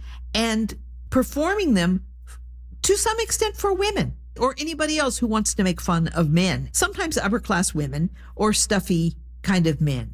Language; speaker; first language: English; native; English